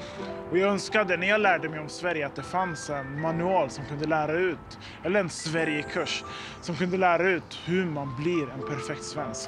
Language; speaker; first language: Swedish; early bilingual, other home language; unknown